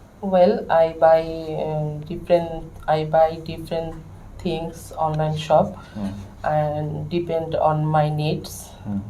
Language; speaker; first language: English; non-native, learner; Bangla